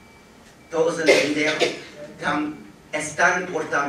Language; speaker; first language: Spanish; non-native, fluent; English